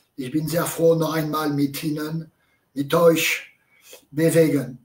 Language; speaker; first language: German; non-native, learner; French